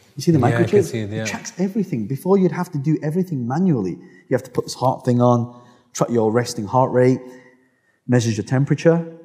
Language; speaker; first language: English; native; English